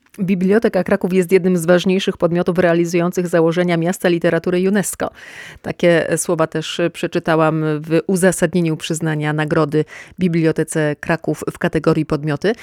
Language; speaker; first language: Polish; native; Polish